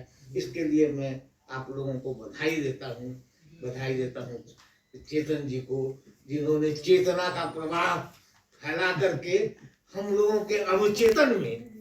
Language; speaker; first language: Hindi; native; Hindi